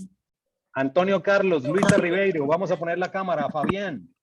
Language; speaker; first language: Spanish; native; Spanish